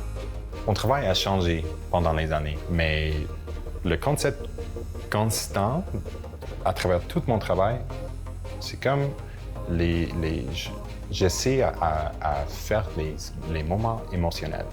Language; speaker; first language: French; non-native, local second language; English